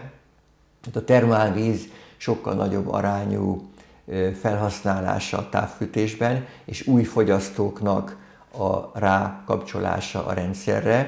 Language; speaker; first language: Hungarian; native; Hungarian